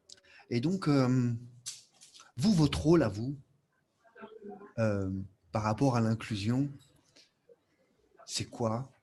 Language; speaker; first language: French; native; French